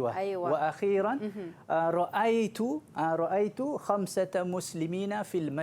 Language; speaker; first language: Arabic; non-native, fluent; Malay